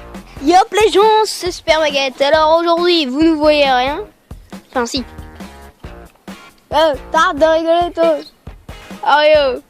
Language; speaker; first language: French; native; French